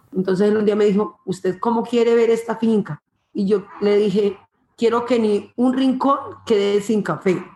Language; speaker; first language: Spanish; native; Spanish